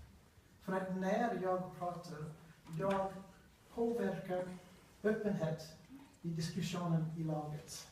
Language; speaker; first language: Swedish; non-native, learner; English